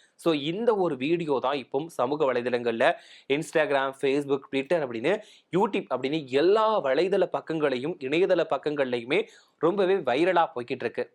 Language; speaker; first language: Tamil; native; Tamil